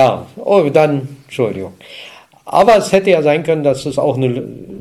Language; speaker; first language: German; native; German